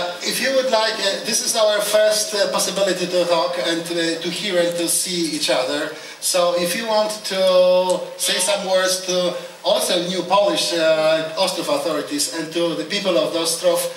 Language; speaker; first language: English; non-native, fluent; Polish